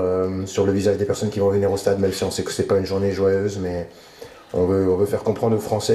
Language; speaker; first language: French; native; French